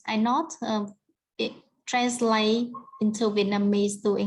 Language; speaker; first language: English; non-native, learner; Vietnamese